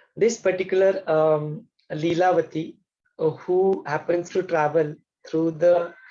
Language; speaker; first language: English; non-native, local second language; Hindi